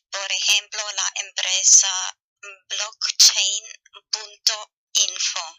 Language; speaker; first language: Spanish; non-native, fluent; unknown